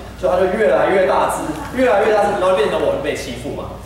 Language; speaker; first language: Chinese; early bilingual, heritage; Chinese